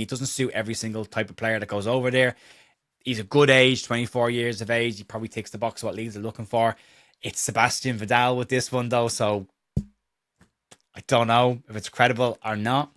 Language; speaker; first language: English; native; English